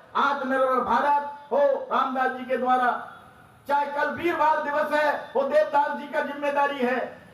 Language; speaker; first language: Hindi; native; Hindi